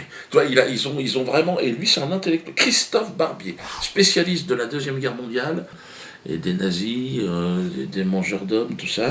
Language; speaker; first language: French; native; French